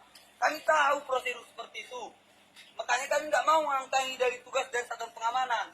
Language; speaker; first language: Indonesian; native; Indonesian